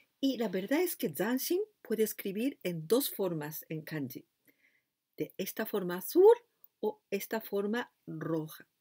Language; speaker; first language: Spanish; non-native, fluent; Japanese